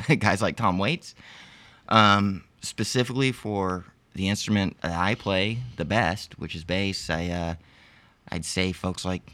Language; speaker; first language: English; native; English